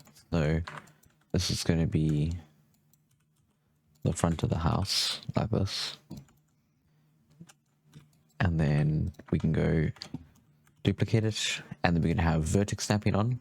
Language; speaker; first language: English; native; English